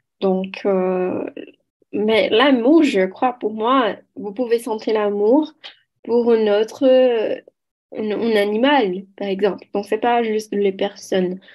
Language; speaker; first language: French; non-native, learner; Portuguese